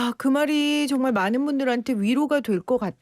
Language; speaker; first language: Korean; native; Korean